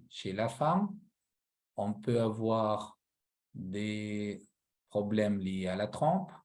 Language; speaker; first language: French; non-native, local second language; Arabic